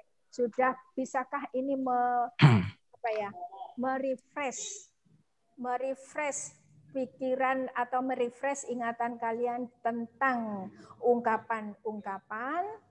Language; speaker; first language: Indonesian; non-native, local second language; Javanese